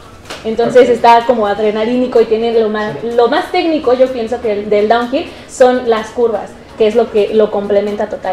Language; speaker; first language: Spanish; native; Spanish